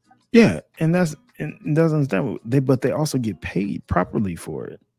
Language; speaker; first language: English; native; English